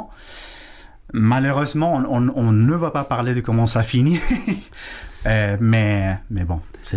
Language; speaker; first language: French; non-native, fluent; Spanish